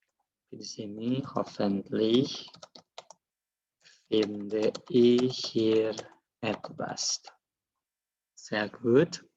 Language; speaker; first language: German; non-native, fluent; Indonesian